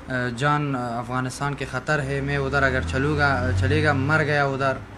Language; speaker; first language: Hindi; non-native, learner; Persian